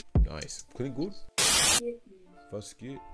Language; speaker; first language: German; non-native, learner; English